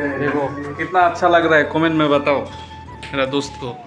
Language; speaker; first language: Hindi; non-native, learner; Bangla